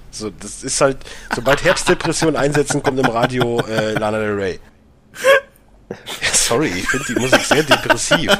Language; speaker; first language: German; native; German